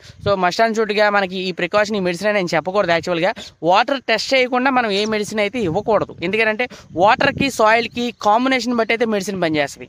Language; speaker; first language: Telugu; native; Telugu